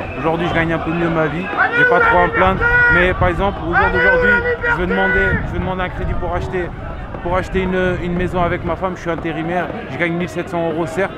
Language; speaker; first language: French; non-native, fluent; Portuguese